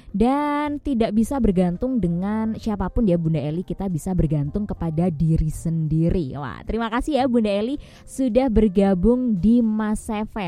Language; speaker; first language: Indonesian; native; Indonesian